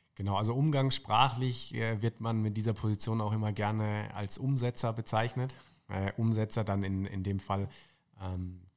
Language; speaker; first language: German; native; German